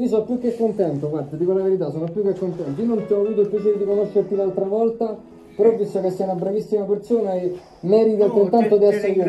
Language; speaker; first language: Italian; native; Italian